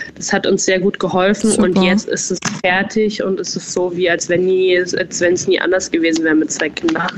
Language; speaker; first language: German; native; German